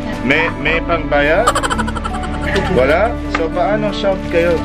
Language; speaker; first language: Filipino; non-native, learner; Arabic